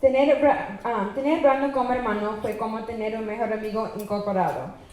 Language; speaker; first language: Spanish; early bilingual, other home language; English